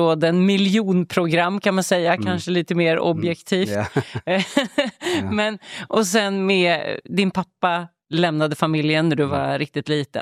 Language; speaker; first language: Swedish; native; Swedish